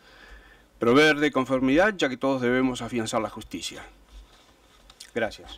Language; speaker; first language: Spanish; native; Spanish